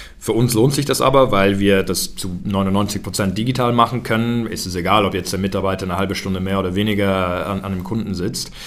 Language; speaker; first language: German; early bilingual, heritage; German